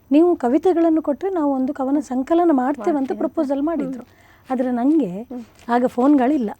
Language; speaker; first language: Kannada; non-native, local second language; Konkani